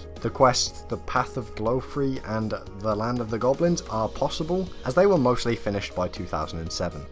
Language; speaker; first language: English; native; English